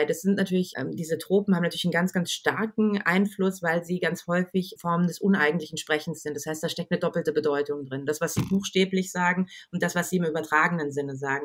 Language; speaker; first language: German; native; German